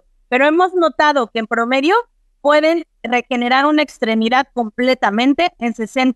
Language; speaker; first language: Spanish; native; Spanish